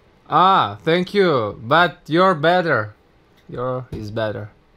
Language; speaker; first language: English; non-native, learner; Tatar